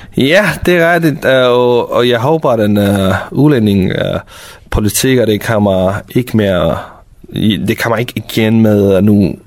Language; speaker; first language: Danish; non-native, learner; Urdu